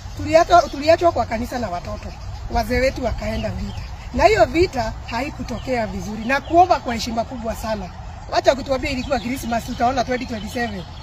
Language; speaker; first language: Swahili; non-native, local second language; Kikuyu